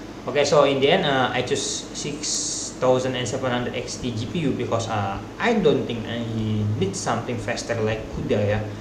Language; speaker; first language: English; non-native, learner; Indonesian